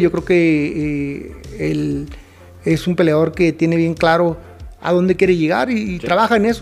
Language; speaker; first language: Spanish; native; Spanish